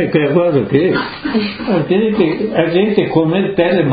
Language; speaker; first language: Portuguese; non-native, local second language; Italian